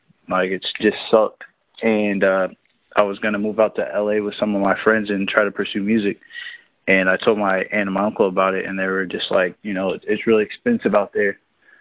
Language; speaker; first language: English; native; English